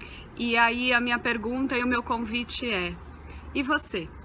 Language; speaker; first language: Portuguese; native; Portuguese